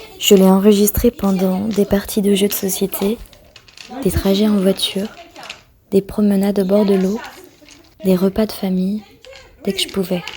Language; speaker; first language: French; native; French